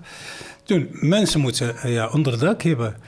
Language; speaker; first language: Dutch; non-native, fluent; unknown